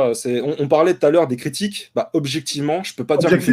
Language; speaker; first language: French; native; French